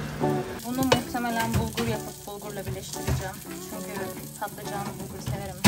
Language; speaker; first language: Turkish; native; Turkish